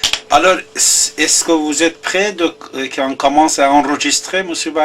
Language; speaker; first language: French; non-native, fluent; Persian